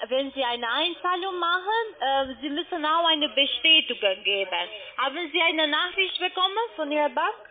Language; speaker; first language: German; non-native, learner; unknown